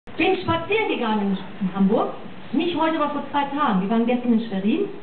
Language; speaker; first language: German; non-native, fluent; English